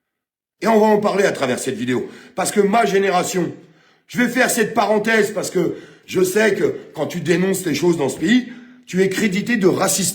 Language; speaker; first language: French; native; French